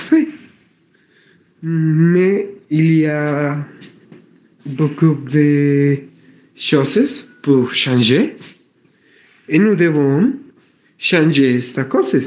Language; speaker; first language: French; non-native, learner; Spanish